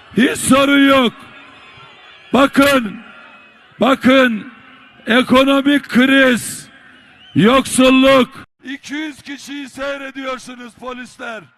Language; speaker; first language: Turkish; native; Turkish